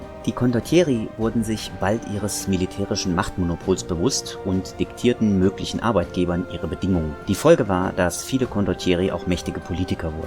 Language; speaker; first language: German; native; German